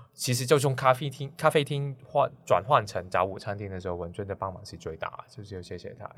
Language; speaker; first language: Chinese; non-native, local second language; Cantonese